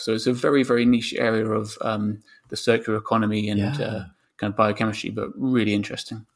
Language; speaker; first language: English; native; English